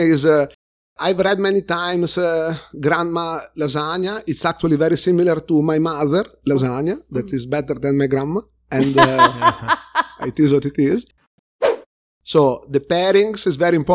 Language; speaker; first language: English; non-native, fluent; Italian